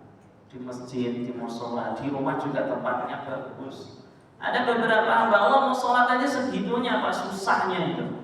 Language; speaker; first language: Indonesian; native; Indonesian